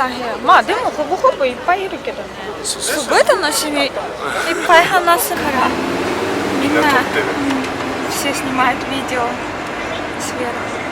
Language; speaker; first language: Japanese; non-native, fluent; Russian